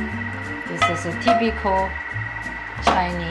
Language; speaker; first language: English; non-native, learner; Chinese